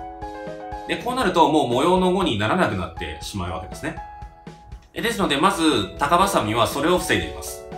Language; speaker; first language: Japanese; native; Japanese